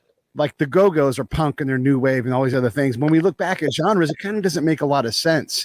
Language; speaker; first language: English; native; English